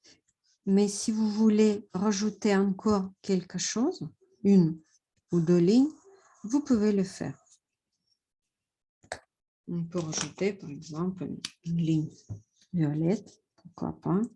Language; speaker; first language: French; non-native, fluent; Russian